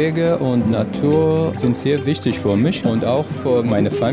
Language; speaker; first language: German; non-native, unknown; Arabic